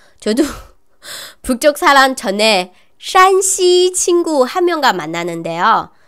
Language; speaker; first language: Korean; non-native, learner; Chinese